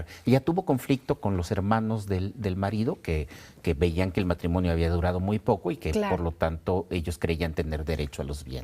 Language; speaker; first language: Spanish; native; Spanish